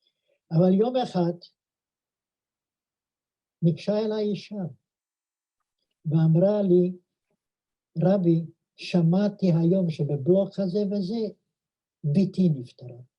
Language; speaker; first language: Hebrew; non-native, fluent; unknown